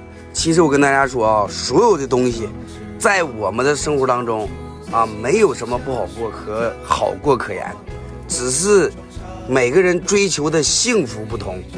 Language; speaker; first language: Chinese; native; Chinese